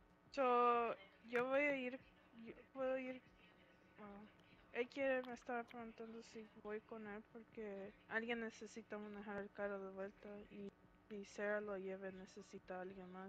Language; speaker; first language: Spanish; early bilingual, heritage; Spanish